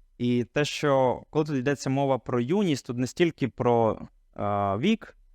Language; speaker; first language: Ukrainian; non-native, local second language; Hungarian